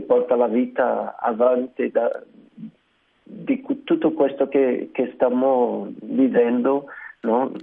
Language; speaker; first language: Italian; non-native, learner; Portuguese